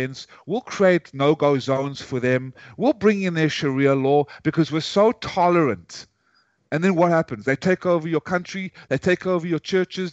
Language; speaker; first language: English; native; English